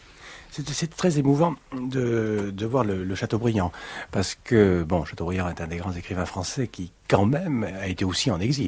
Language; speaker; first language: French; native; French